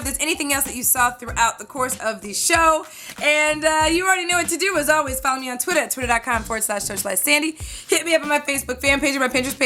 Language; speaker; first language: English; native; English